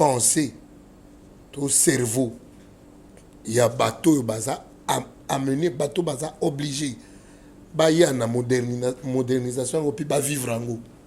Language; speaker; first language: French; non-native, local second language; Lingala